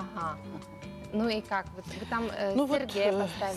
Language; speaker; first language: Russian; native; Russian